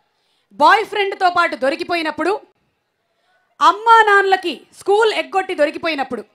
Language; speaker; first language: Telugu; native; Telugu